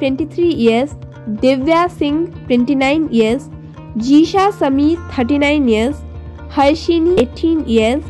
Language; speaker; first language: English; non-native, local second language; Hindi